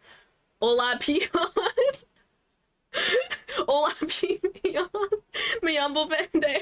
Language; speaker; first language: Spanish; non-native, learner; English